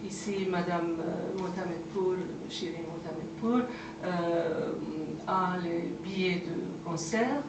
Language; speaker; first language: French; non-native, fluent; Persian